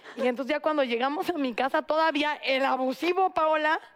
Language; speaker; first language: Spanish; native; Spanish